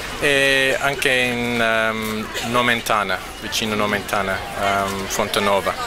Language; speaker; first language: Italian; non-native, fluent; English